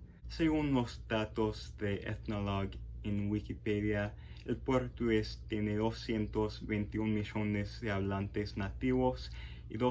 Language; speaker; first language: Spanish; non-native, fluent; English